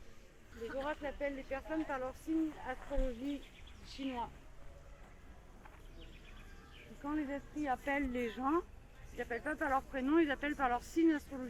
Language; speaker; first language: French; non-native, fluent; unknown